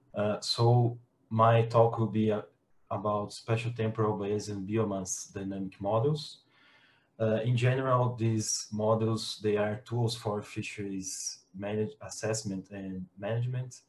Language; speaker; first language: English; non-native, fluent; Portuguese